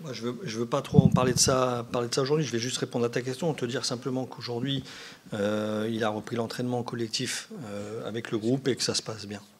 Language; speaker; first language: French; native; French